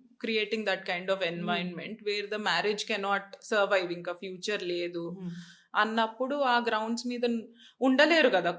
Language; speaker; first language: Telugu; native; Telugu